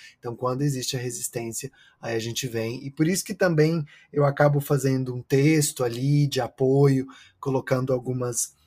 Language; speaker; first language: Portuguese; native; Portuguese